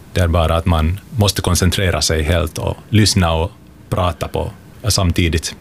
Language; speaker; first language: Swedish; non-native, local second language; Finnish